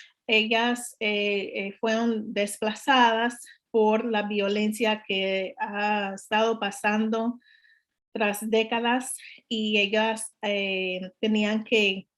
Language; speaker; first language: Spanish; non-native, learner; English